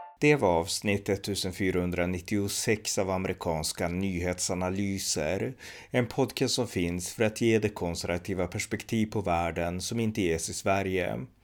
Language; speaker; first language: Swedish; native; Swedish